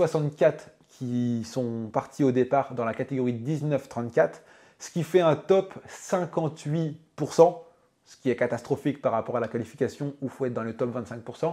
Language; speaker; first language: French; native; French